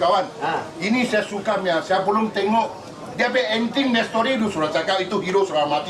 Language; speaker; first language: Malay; non-native, local second language; Chinese